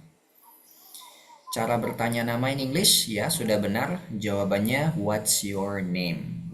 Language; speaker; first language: Indonesian; native; Indonesian